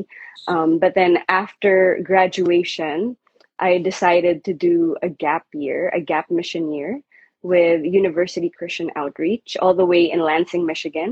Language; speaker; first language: English; non-native, local second language; Filipino